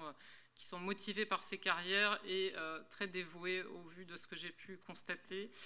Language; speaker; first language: French; native; French